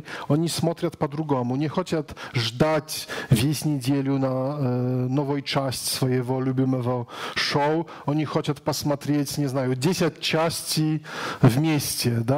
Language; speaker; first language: Russian; non-native, learner; Polish